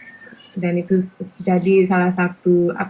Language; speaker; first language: Indonesian; non-native, local second language; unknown